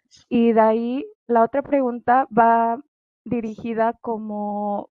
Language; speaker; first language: Spanish; native; Spanish